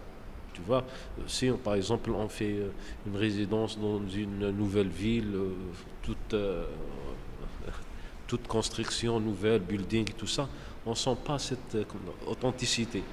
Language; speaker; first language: French; non-native, local second language; Arabic